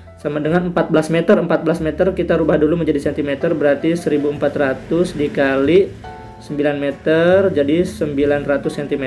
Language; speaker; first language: Indonesian; native; Indonesian